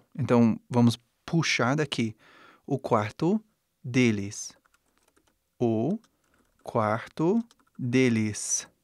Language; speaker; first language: Portuguese; non-native, fluent; English